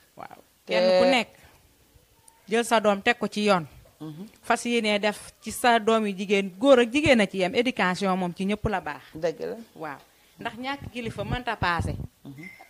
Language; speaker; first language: Wolof; native; Wolof